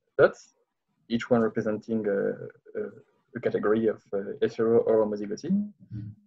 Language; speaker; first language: English; non-native, learner; French